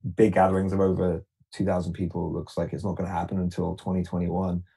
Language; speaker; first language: English; native; English